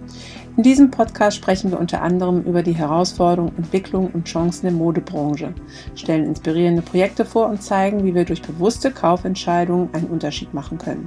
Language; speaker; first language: German; native; German